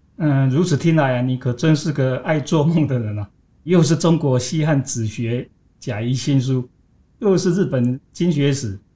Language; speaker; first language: Chinese; native; Chinese